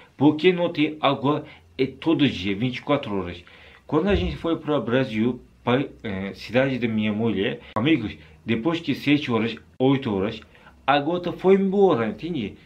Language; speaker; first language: Portuguese; non-native, learner; Turkish